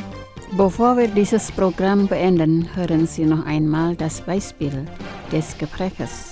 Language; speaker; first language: German; non-native, fluent; Indonesian